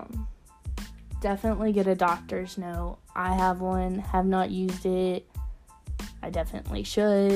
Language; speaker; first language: English; native; English